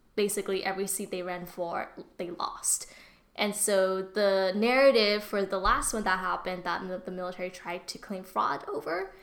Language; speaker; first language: English; early bilingual, other home language; Burmese